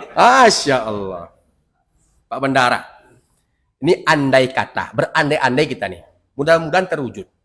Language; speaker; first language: Indonesian; non-native, local second language; Minangkabau